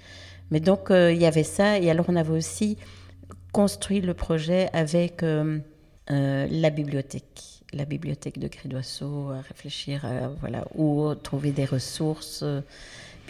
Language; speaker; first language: French; native; French